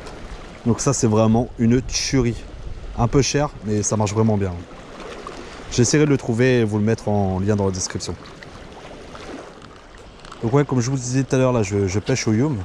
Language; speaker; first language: French; native; French